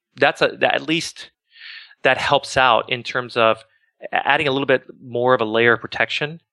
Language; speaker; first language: English; native; English